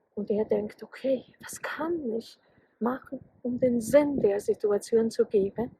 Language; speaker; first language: German; non-native, fluent; Polish